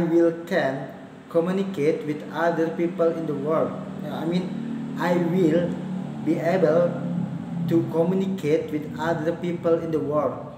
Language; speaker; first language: English; non-native, learner; Indonesian